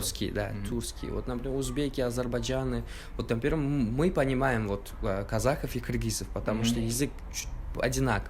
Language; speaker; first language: Russian; non-native, local second language; Uzbek